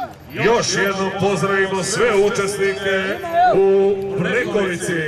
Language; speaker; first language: Serbian; native; Serbian